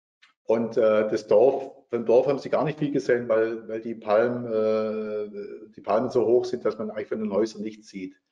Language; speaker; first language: German; native; German